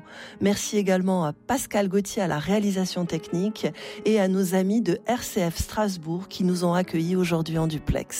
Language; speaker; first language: French; native; French